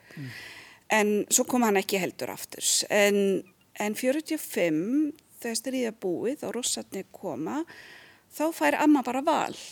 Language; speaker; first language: Icelandic; non-native, fluent; German